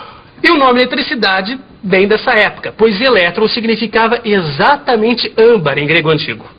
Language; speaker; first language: Portuguese; native; Portuguese